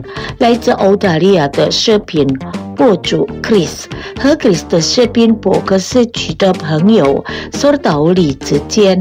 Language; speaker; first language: Chinese; non-native, fluent; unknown